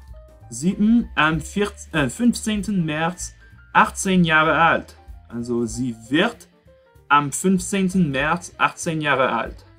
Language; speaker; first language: German; non-native, fluent; French